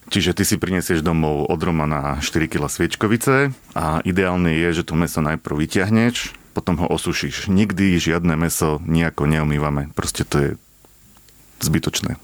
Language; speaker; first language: Slovak; native; Slovak